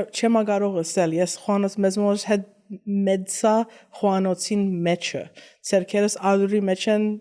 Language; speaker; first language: Armenian; early bilingual, heritage; Armenian